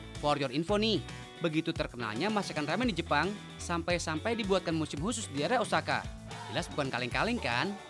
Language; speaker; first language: Indonesian; native; Indonesian